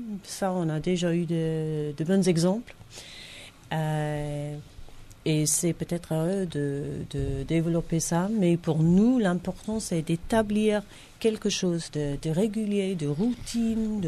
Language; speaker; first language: French; non-native, fluent; English